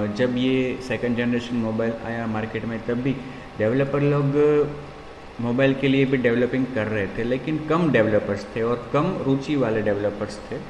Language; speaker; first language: Hindi; non-native, local second language; Gujarati